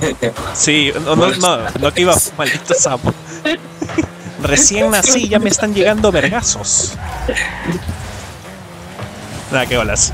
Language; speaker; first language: Spanish; native; Spanish